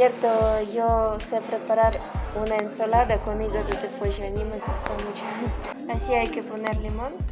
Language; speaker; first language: Spanish; non-native, learner; Ukrainian